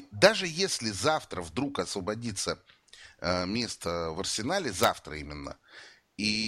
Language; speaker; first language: Russian; native; Russian